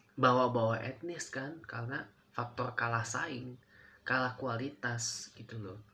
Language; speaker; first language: Indonesian; non-native, fluent; English